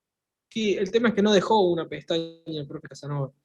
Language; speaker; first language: Spanish; native; Spanish